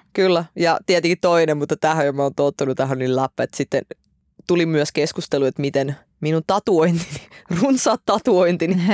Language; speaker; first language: Finnish; early bilingual, other home language; Russian